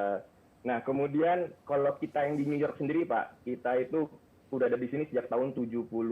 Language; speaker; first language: Indonesian; native; Indonesian